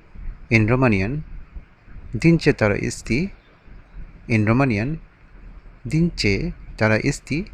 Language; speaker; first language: Romanian; non-native, learner; Bangla